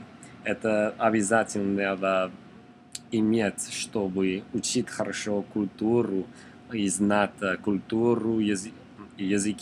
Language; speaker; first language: Russian; non-native, learner; English